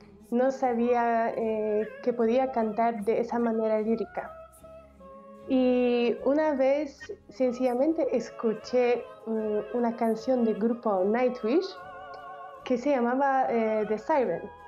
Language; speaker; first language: Spanish; non-native, fluent; Polish